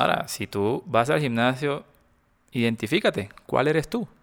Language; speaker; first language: Spanish; native; Spanish